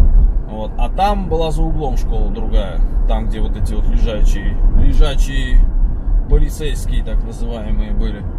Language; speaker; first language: Russian; native; Russian